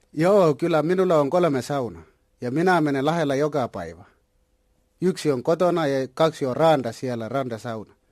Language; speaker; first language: Finnish; non-native, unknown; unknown